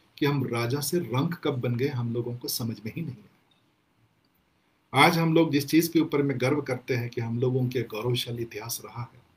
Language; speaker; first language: Hindi; non-native, local second language; Gondi